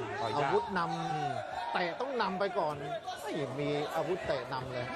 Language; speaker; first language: Thai; native; Thai